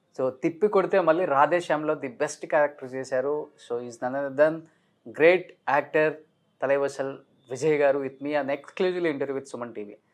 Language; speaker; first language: Telugu; native; Telugu